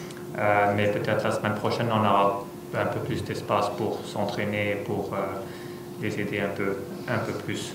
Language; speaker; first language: French; non-native, fluent; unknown